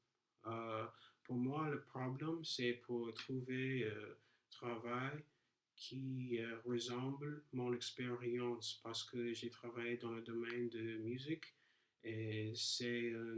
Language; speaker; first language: French; non-native, learner; English